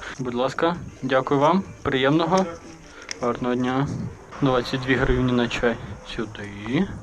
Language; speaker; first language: Ukrainian; non-native, local second language; Russian